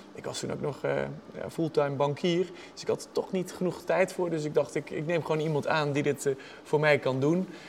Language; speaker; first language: Dutch; native; Dutch